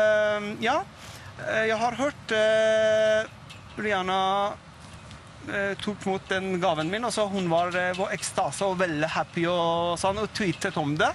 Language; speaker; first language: Norwegian; non-native, fluent; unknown